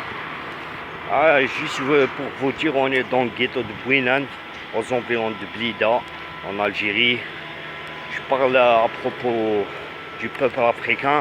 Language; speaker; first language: French; non-native, local second language; Arabic